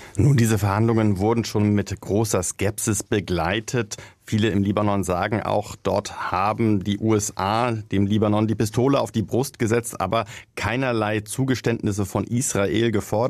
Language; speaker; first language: German; native; German